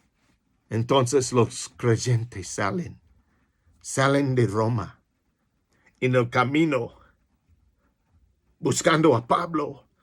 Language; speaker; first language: Spanish; non-native, fluent; English